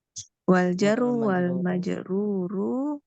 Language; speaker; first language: Arabic; non-native, learner; Indonesian